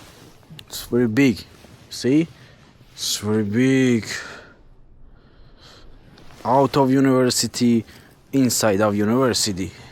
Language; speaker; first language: English; non-native, learner; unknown